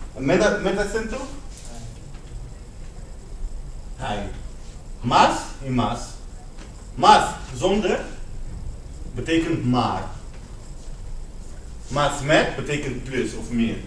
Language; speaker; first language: Dutch; non-native, fluent; Spanish